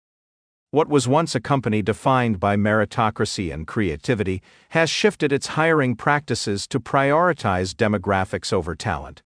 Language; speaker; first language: English; native; English